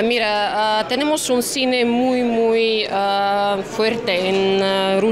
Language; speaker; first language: Spanish; non-native, learner; Russian